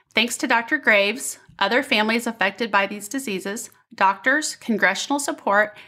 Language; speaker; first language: English; native; English